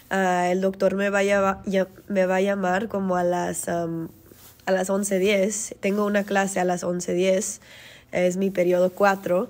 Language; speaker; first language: Spanish; early bilingual, heritage; Spanish